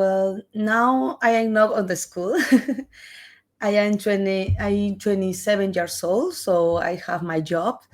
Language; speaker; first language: English; non-native, learner; Spanish